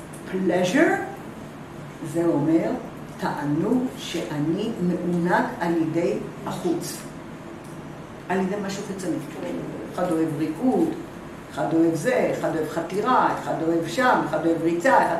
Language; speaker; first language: Hebrew; native; Hebrew